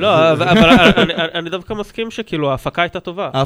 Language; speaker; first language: Hebrew; native; Hebrew